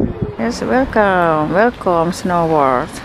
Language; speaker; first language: English; non-native, learner; Indonesian